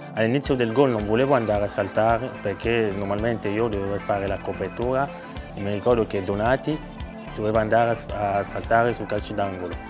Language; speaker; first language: Italian; non-native, fluent; French